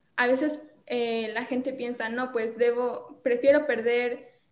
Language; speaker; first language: Spanish; native; Spanish